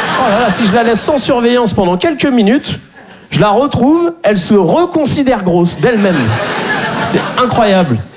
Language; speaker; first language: French; native; French